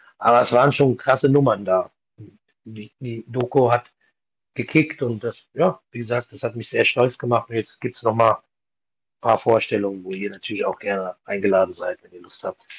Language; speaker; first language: German; early bilingual, other home language; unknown